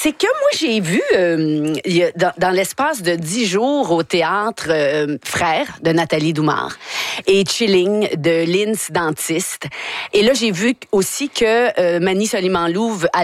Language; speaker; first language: French; native; French